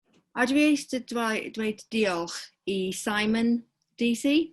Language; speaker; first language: Welsh; non-native, fluent; English